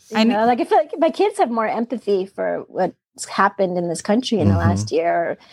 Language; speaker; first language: English; native; English